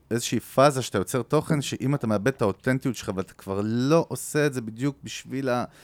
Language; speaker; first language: Hebrew; native; Hebrew